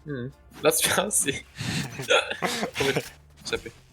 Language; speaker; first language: German; native; German